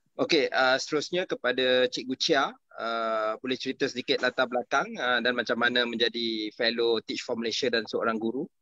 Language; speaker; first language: Malay; native; Malay